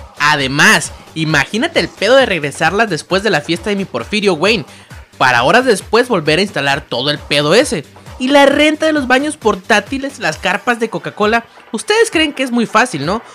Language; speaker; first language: Spanish; native; Spanish